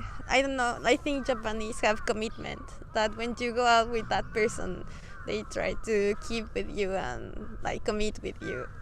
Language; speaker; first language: English; non-native, fluent; Spanish